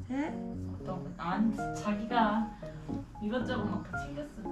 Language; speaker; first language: Korean; native; Korean